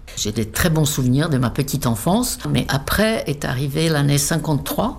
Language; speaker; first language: French; non-native, fluent; Czech